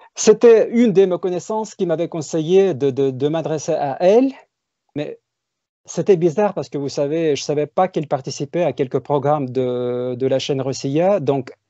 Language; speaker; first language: French; non-native, fluent; Russian